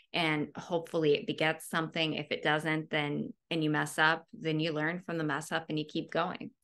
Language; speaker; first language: English; native; English